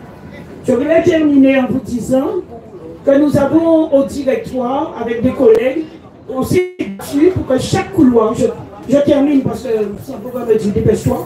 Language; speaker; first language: French; native; French